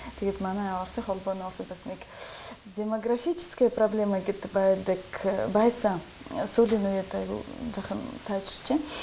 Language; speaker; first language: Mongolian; non-native, fluent; Russian